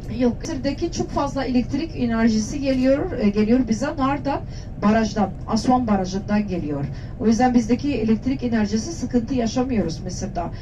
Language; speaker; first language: Turkish; non-native, learner; Arabic